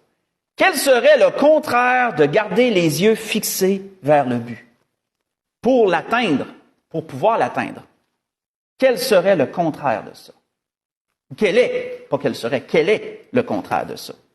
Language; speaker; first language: French; native; French